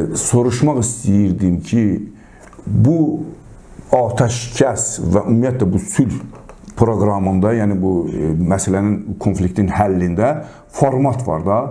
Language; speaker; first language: Azerbaijani; non-native, local second language; Talysh